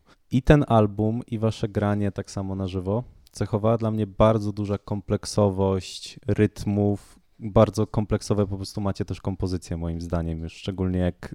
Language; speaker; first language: Polish; native; Polish